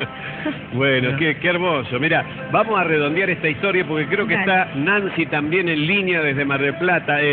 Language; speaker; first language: Spanish; native; Spanish